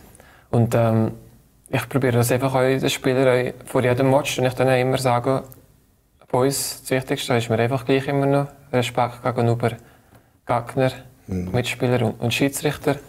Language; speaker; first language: German; native; German